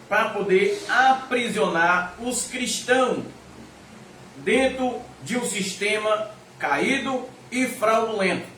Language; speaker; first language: Portuguese; native; Portuguese